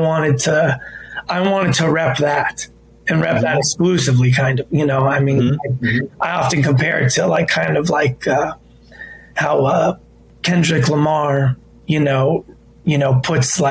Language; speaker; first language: English; native; English